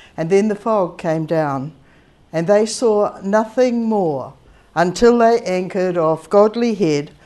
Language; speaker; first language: English; native; English